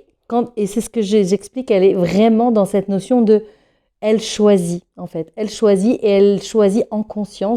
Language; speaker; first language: French; native; French